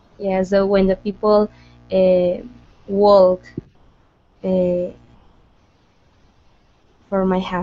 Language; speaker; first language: English; non-native, learner; Spanish